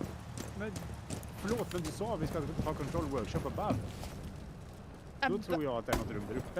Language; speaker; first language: Swedish; native; Swedish